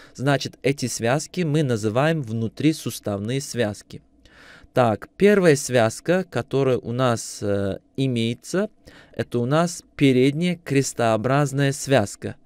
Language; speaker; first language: Russian; non-native, local second language; Uzbek